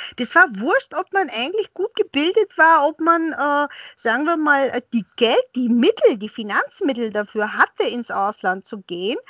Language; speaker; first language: German; early bilingual, other home language; Bulgarian